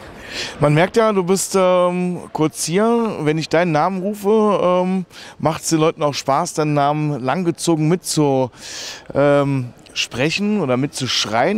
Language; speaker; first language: German; native; German